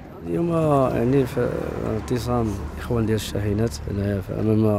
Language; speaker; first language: Arabic; native; Arabic